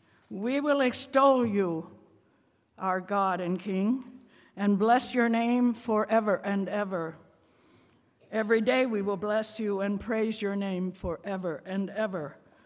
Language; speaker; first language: English; native; English